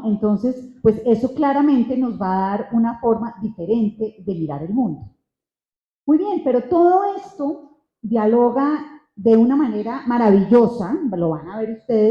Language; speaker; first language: Spanish; native; Spanish